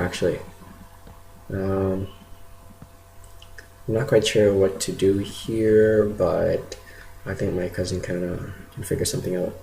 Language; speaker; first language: English; native; English